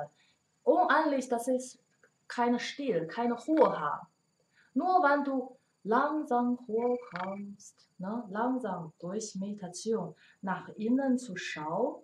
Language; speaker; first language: German; non-native, learner; Chinese